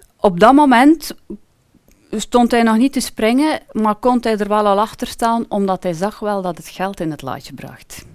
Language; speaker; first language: Dutch; native; Dutch